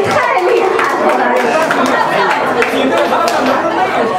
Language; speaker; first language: Chinese; native; Chinese